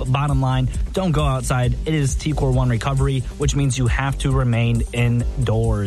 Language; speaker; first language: English; native; English